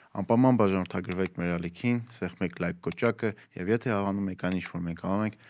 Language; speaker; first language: Armenian; native; Armenian